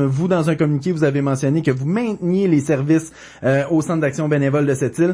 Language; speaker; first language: French; native; French